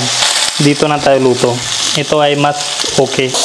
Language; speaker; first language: Filipino; non-native, learner; Punjabi